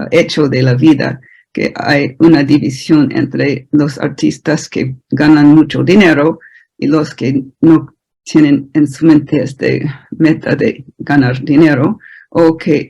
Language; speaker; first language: Spanish; non-native, fluent; English